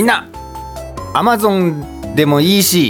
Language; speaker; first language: Japanese; native; Japanese